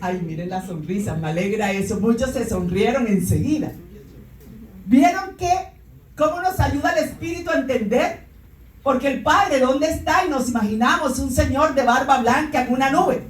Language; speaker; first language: Spanish; native; Spanish